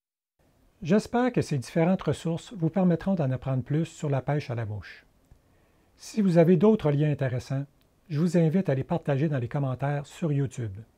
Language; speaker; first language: French; native; French